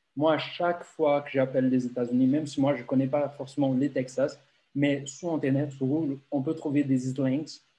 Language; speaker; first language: French; non-native, fluent; Portuguese